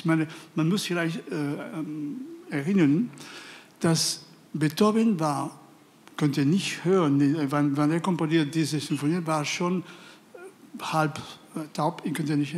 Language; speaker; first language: German; non-native, fluent; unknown